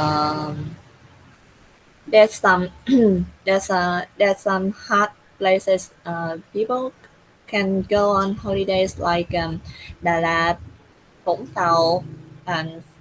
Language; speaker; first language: English; non-native, learner; Vietnamese